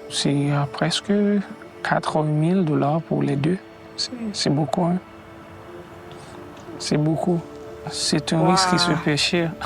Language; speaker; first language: French; non-native, local second language; Haitian Creole